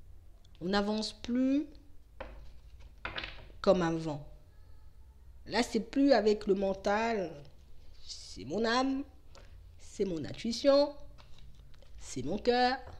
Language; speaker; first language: French; native; French